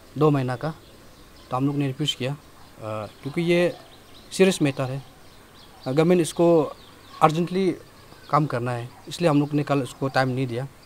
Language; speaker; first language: Hindi; non-native, local second language; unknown